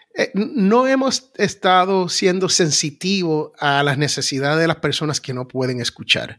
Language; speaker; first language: Spanish; early bilingual, heritage; Spanish